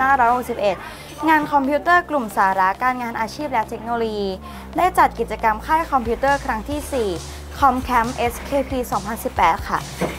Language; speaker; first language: Thai; native; Thai